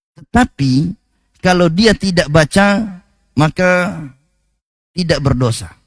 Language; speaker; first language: Malay; native; Malay